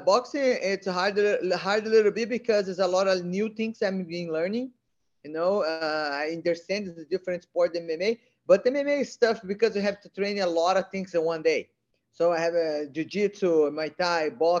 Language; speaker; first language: English; non-native, learner; Portuguese